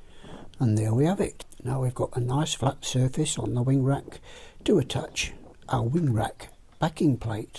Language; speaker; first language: English; native; English